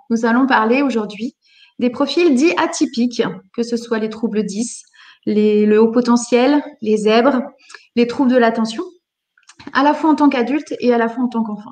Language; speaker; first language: French; native; French